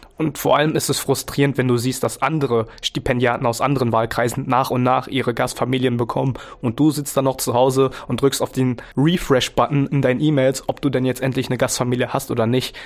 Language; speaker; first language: German; early bilingual, other home language; Vietnamese